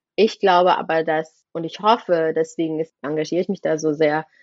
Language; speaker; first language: German; native; German